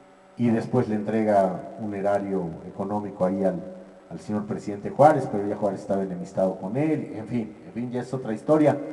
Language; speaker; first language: Spanish; native; Spanish